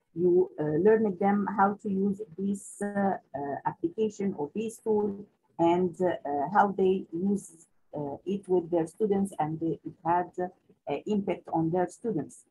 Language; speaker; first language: English; non-native, local second language; Arabic